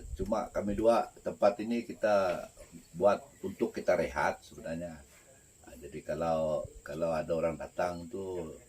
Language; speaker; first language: Malay; non-native, local second language; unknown